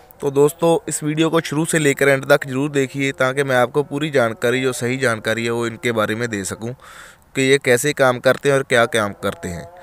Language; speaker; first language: Hindi; native; Hindi